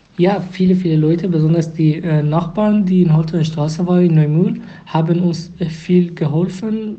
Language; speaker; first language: German; non-native, fluent; Persian